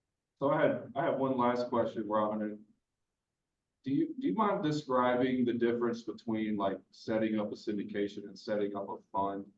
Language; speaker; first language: English; native; English